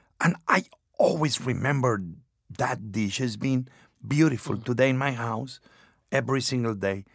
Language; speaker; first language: English; non-native, fluent; Spanish